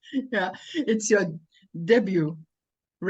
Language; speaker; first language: English; non-native, learner; German